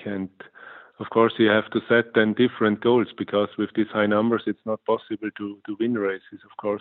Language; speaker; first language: English; non-native, fluent; German